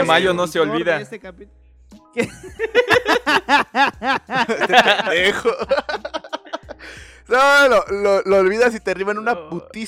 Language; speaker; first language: Spanish; native; Spanish